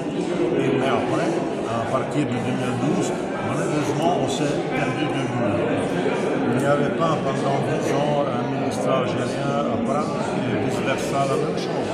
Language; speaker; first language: French; non-native, fluent; Czech